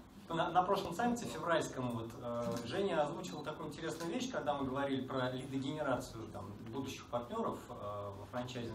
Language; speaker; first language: Russian; native; Russian